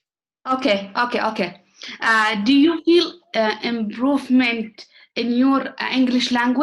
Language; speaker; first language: English; non-native, learner; Arabic